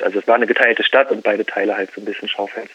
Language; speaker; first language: German; native; German